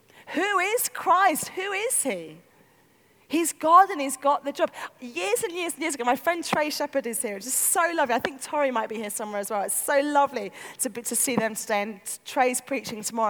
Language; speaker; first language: English; native; English